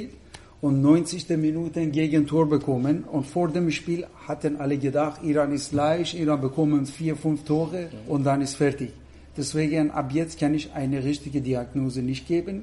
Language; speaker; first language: German; non-native, fluent; Persian